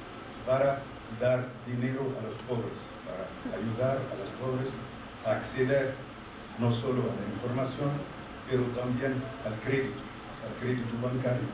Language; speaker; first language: Spanish; non-native, fluent; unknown